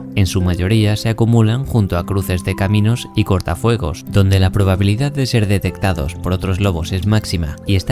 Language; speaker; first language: Spanish; native; Spanish